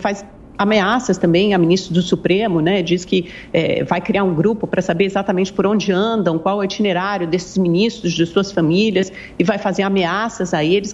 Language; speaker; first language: Portuguese; native; Portuguese